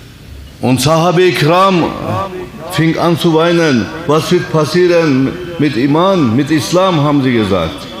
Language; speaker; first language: German; non-native, fluent; Turkish